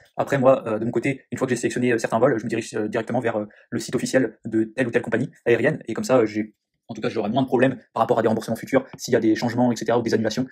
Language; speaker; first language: French; native; French